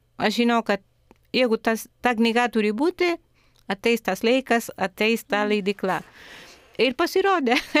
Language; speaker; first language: Lithuanian; non-native, fluent; Spanish